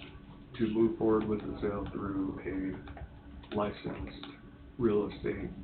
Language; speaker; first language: English; native; English